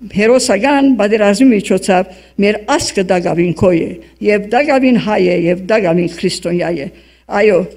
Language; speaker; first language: Armenian; early bilingual, heritage; Armenian